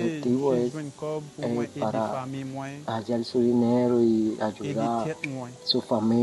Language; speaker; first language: Spanish; non-native, learner; Haitian Creole